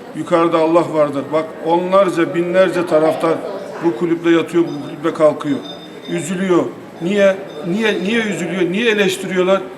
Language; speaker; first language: Turkish; native; Turkish